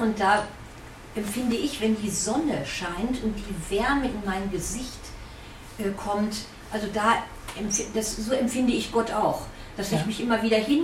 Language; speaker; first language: German; native; German